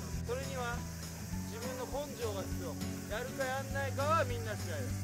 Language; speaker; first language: Japanese; native; Japanese